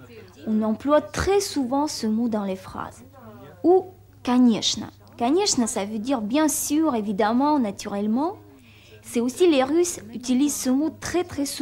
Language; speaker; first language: French; non-native, fluent; Russian